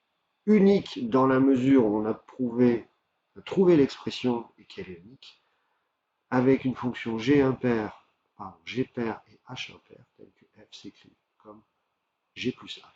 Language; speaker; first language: French; native; French